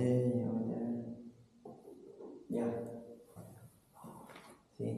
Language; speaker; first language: English; non-native, learner; Spanish